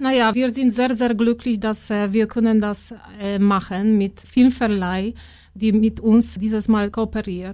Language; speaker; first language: German; non-native, fluent; Polish